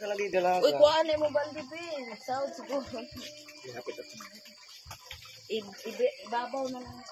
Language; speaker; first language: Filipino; non-native, local second language; Cebuano